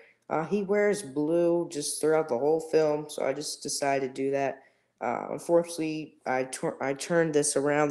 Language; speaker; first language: English; native; English